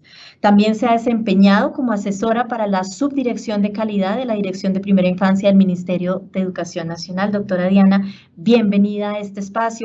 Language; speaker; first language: Spanish; native; Spanish